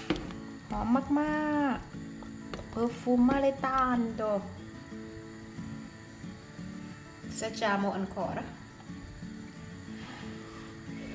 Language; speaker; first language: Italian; non-native, learner; Thai